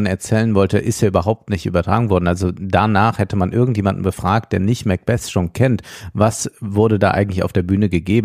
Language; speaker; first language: German; native; German